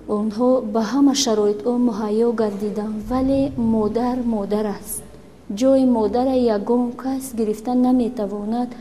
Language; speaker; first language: Tajik; non-native, local second language; Shughni